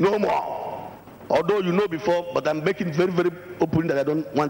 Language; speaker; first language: English; non-native, local second language; Igbo